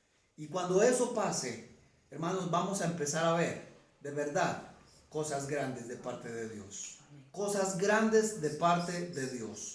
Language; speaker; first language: Spanish; native; Spanish